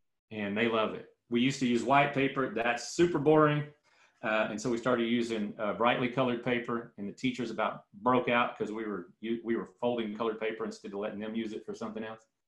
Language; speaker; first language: English; native; English